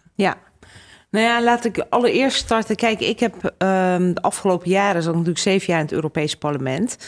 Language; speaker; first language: Dutch; early bilingual, other home language; Hungarian